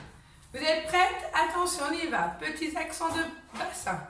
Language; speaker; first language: French; native; French